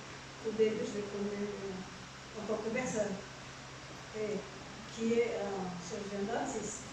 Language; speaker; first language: French; non-native, local second language; Arabic